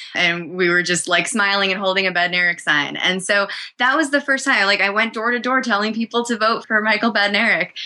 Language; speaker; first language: English; native; English